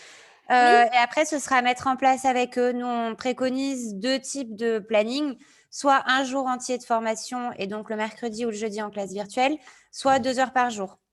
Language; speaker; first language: French; native; French